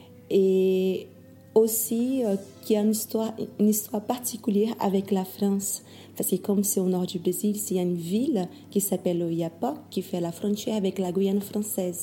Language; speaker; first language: French; non-native, fluent; Portuguese